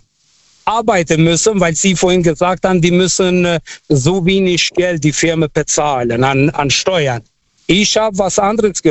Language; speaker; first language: German; non-native, fluent; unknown